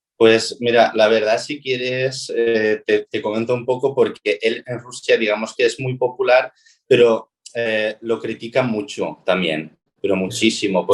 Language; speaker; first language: Spanish; early bilingual, other home language; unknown